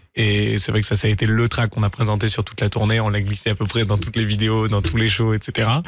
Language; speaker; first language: French; native; French